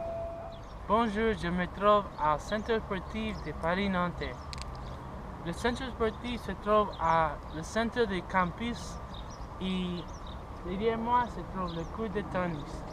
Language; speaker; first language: French; non-native, learner; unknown